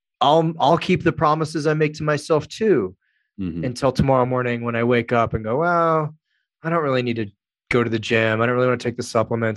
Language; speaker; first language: English; native; English